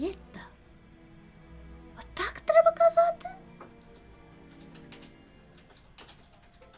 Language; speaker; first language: Ukrainian; early bilingual, heritage; English